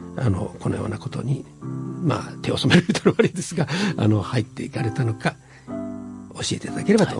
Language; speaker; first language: Japanese; native; Japanese